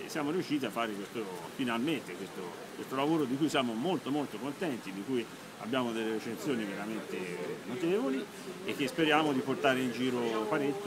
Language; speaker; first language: Italian; native; Italian